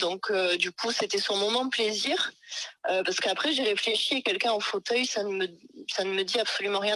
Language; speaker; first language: French; native; French